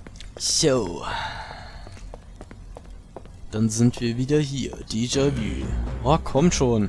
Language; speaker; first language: German; native; German